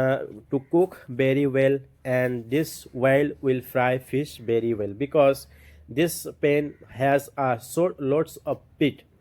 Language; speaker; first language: English; non-native, learner; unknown